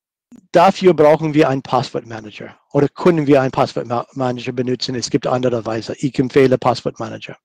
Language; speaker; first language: German; non-native, fluent; English